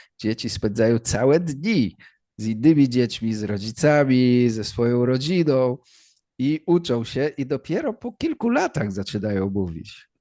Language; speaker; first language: Polish; native; Polish